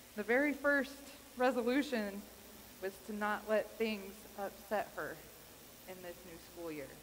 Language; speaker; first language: English; native; English